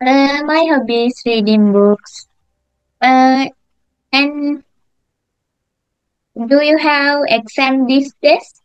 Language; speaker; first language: English; non-native, learner; Sinhala